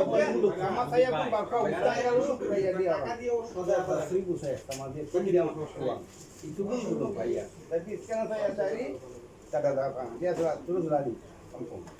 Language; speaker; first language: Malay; non-native, learner; Bangla